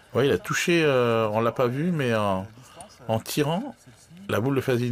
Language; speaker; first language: French; native; French